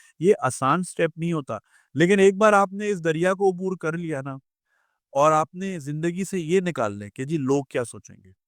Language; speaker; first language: Urdu; native; Urdu